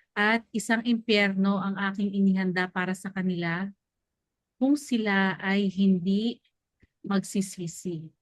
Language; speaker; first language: Filipino; native; Filipino